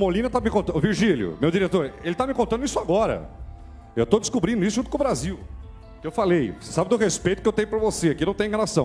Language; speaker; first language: Portuguese; native; Portuguese